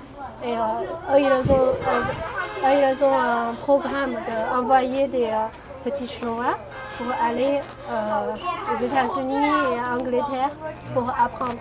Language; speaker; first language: French; non-native, fluent; Chinese